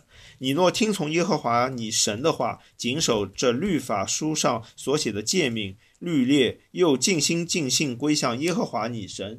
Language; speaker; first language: Chinese; native; Chinese